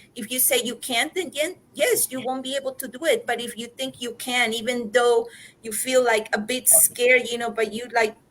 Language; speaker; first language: English; non-native, fluent; Spanish